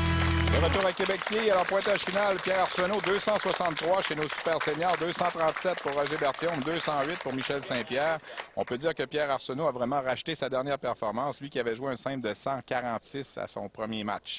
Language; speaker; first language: French; native; French